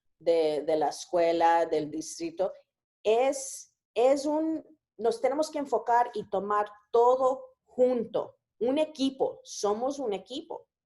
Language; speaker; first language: Spanish; early bilingual, heritage; Spanish